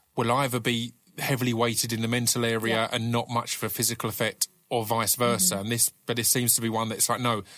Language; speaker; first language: English; native; English